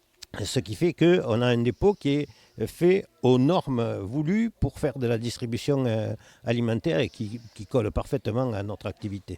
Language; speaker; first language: French; native; French